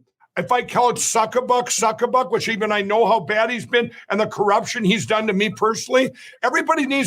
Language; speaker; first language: English; native; English